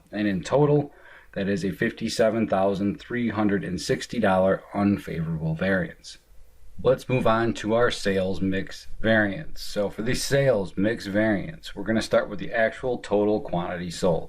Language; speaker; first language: English; native; English